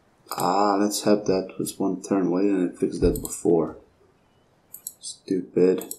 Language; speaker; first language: English; non-native, fluent; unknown